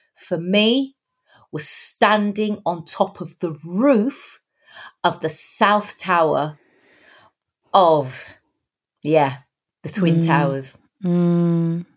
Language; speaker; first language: English; native; English